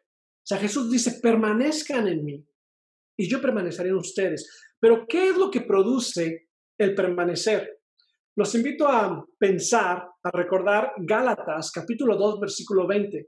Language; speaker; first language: Spanish; native; Spanish